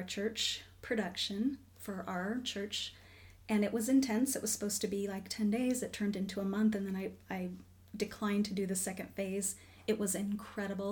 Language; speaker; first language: English; native; English